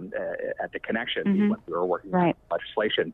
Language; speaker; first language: English; native; English